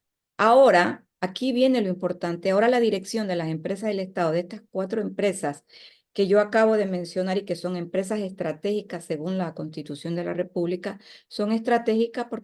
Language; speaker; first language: Spanish; native; Spanish